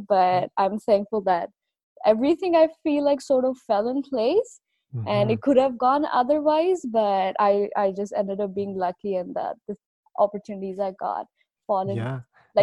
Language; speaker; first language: English; non-native, local second language; Punjabi